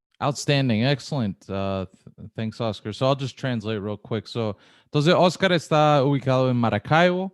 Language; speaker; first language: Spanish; non-native, fluent; English